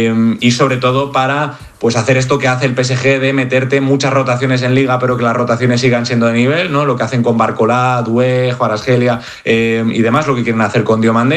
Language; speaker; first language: Spanish; native; Spanish